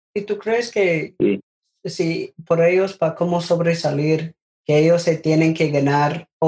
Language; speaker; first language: Spanish; non-native, learner; English